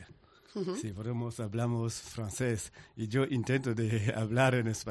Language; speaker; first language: Spanish; non-native, learner; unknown